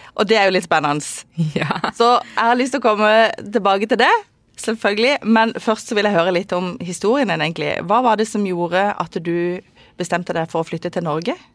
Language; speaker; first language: Norwegian; native; Norwegian